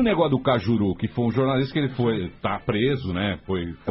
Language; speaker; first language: Portuguese; native; Portuguese